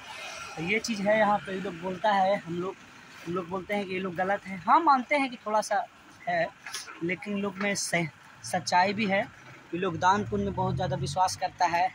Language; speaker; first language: Hindi; non-native, local second language; Bhojpuri